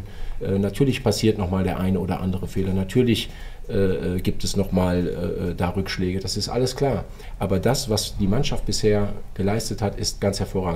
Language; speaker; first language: German; native; German